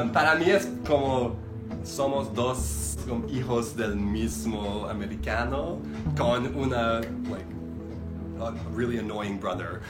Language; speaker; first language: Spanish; non-native, learner; English